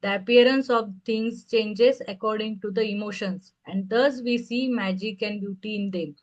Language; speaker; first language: English; non-native, local second language; Marathi